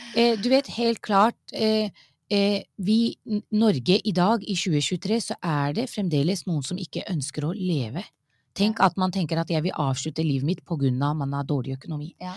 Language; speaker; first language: Norwegian; early bilingual, other home language; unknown